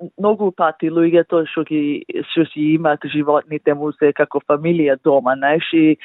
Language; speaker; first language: Macedonian; early bilingual, heritage; Macedonian